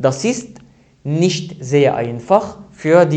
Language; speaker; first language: German; non-native, learner; Arabic